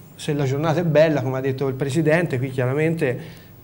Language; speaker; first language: Italian; native; Italian